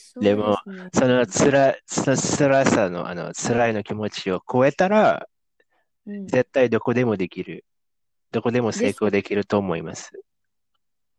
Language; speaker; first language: Japanese; non-native, fluent; Indonesian